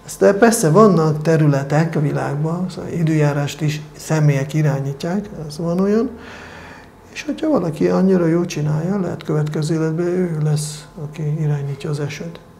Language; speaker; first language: Hungarian; non-native, fluent; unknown